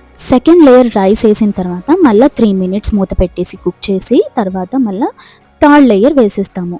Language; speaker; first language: Telugu; non-native, local second language; Urdu